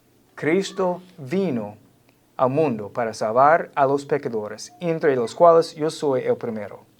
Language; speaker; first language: Spanish; non-native, fluent; English